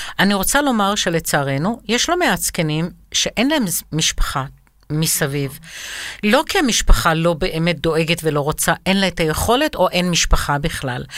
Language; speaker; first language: Hebrew; non-native, fluent; Arabic